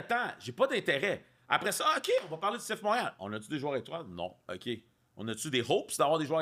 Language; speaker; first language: French; native; French